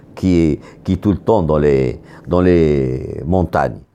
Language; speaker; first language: French; non-native, local second language; Arabic